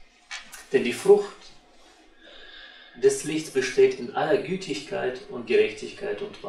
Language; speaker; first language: German; non-native, fluent; Russian